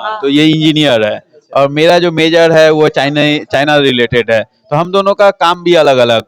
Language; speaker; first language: Hindi; native; Hindi